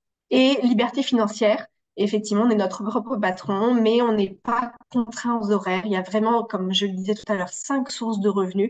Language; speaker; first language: French; native; French